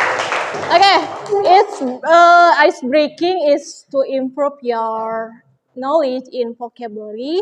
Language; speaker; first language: English; non-native, learner; Indonesian